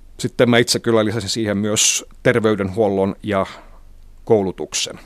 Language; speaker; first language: Finnish; non-native, local second language; Swedish